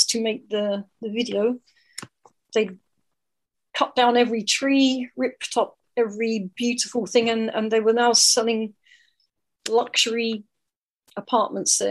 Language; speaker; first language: English; native; English